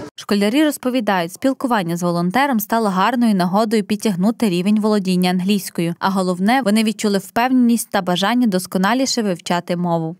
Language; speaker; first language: Ukrainian; native; Ukrainian